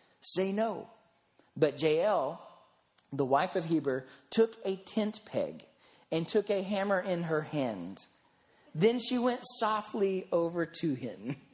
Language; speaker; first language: English; native; English